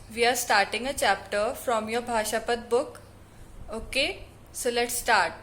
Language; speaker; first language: English; non-native, local second language; Hindi